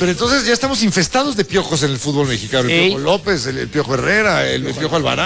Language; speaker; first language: Spanish; native; Spanish